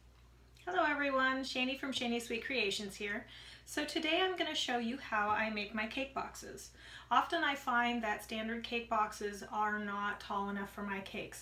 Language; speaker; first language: English; native; English